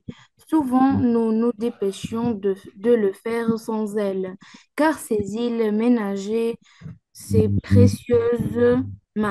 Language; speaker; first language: French; non-native, learner; Arabic